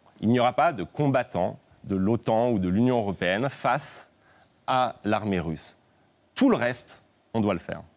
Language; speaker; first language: French; native; French